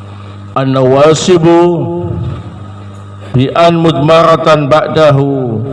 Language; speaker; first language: Arabic; non-native, fluent; Indonesian